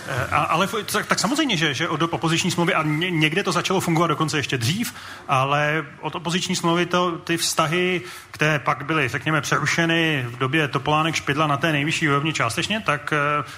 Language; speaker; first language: Czech; native; Czech